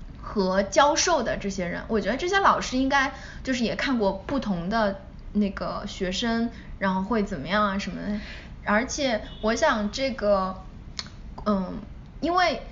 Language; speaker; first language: Chinese; native; Chinese